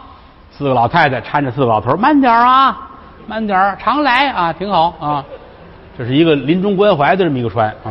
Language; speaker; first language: Chinese; native; Chinese